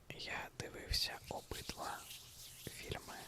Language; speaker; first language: Ukrainian; non-native, learner; Russian